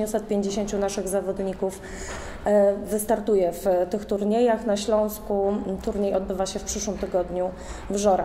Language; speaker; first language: Polish; native; Polish